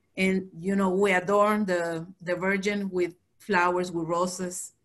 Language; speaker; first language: English; non-native, fluent; Spanish